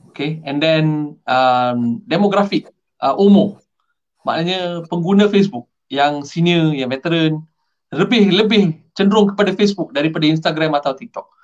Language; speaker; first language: Malay; non-native, local second language; Tamil